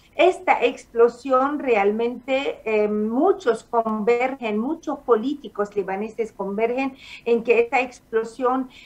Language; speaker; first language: Spanish; non-native, fluent; Arabic